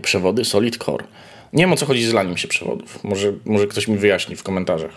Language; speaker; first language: Polish; native; Polish